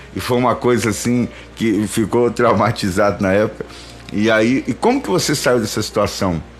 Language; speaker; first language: Portuguese; native; Portuguese